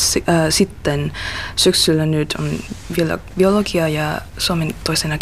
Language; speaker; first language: Finnish; non-native, learner; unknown